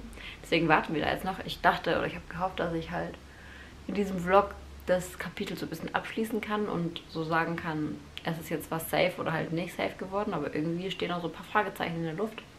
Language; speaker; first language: German; native; German